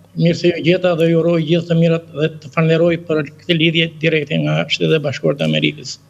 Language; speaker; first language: Albanian; native; Albanian